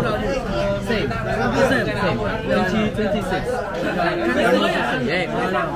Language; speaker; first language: English; non-native, learner; French